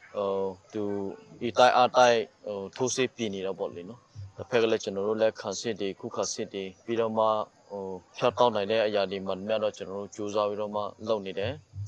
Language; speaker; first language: Burmese; non-native, local second language; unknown